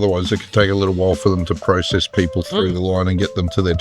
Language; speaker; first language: English; native; English